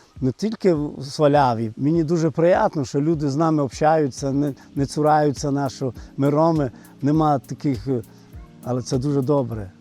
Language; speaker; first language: Ukrainian; non-native, local second language; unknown